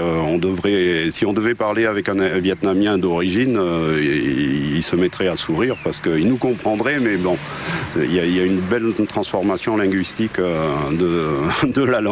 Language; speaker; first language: French; native; French